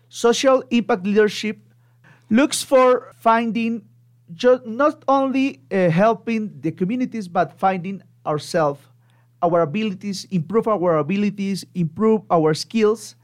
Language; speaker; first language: English; non-native, local second language; Spanish